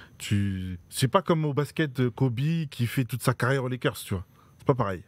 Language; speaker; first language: French; native; French